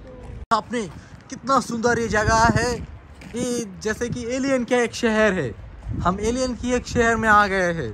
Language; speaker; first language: Hindi; non-native, learner; Bangla